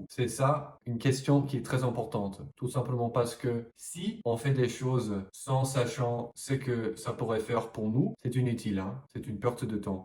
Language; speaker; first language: French; non-native, fluent; English